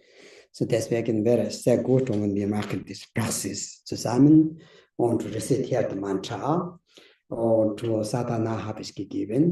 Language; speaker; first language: German; non-native, learner; Tibetan